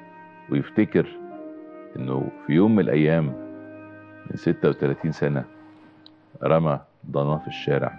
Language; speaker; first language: Arabic; native; Arabic